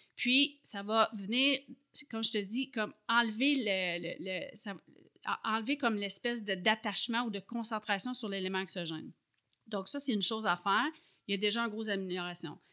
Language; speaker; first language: French; native; French